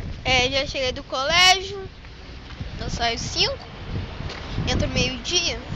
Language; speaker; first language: Portuguese; native; Portuguese